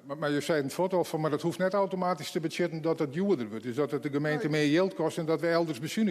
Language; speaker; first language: Dutch; non-native, local second language; Western Frisian